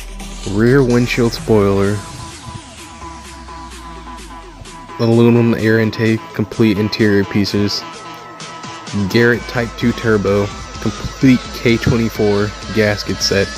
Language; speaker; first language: English; native; English